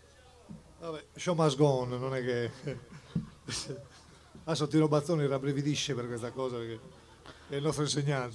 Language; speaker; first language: Italian; native; Italian